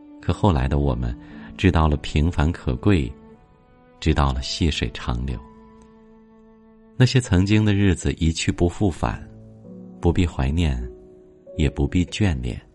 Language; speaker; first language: Chinese; native; Chinese